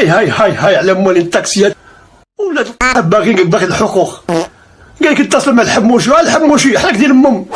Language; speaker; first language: Arabic; native; Arabic